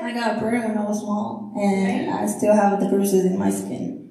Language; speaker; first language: English; early bilingual, other home language; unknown